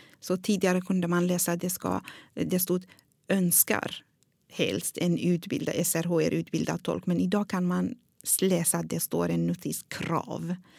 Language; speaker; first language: Swedish; non-native, fluent; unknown